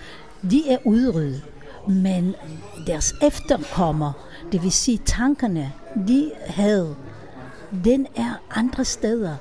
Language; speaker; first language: Danish; non-native, fluent; Hebrew